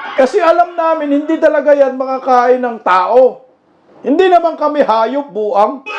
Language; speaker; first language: Filipino; non-native, local second language; Cebuano